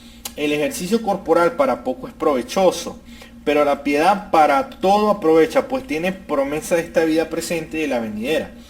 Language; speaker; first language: Spanish; native; Spanish